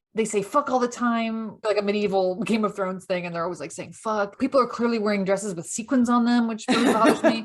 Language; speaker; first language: English; native; English